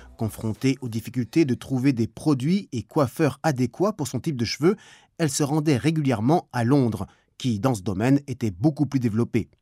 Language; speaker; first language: French; native; French